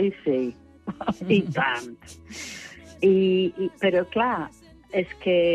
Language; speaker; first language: Catalan; non-native, fluent; English